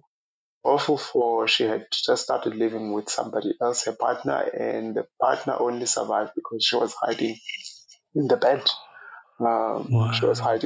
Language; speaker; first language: English; non-native, local second language; Xhosa